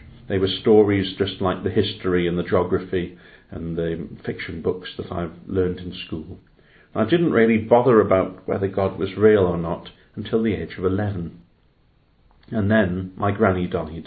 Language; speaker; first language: English; native; English